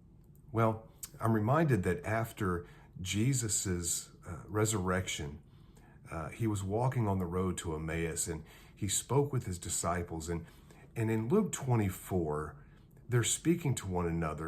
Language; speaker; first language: English; native; English